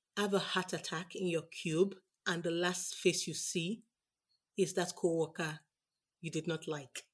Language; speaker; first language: English; non-native, local second language; Yoruba